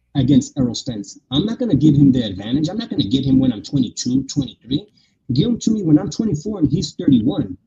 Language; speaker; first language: English; native; English